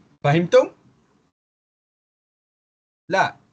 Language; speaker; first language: Arabic; non-native, fluent; Malay